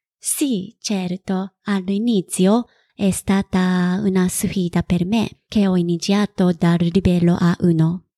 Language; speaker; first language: Italian; non-native, fluent; Japanese